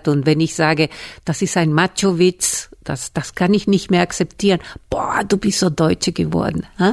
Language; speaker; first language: German; non-native, fluent; Spanish